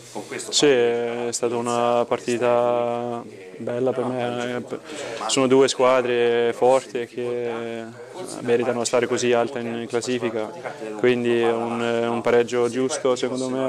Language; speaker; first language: Italian; non-native, fluent; Icelandic